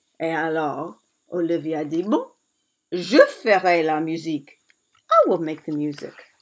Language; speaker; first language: French; non-native, learner; English